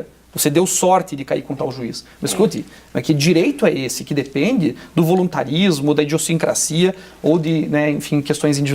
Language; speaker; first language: Portuguese; native; Portuguese